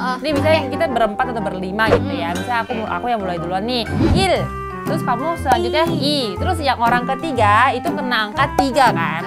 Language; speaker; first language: Indonesian; non-native, fluent; Korean